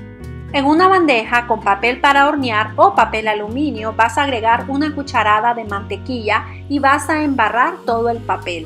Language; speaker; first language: Spanish; native; Spanish